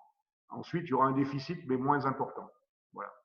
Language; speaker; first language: French; native; French